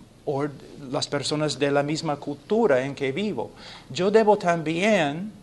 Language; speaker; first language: Spanish; non-native, fluent; English